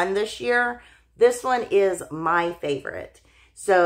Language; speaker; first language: English; native; English